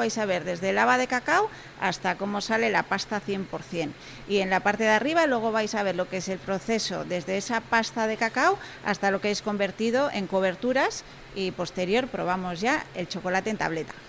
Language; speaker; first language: Spanish; native; Spanish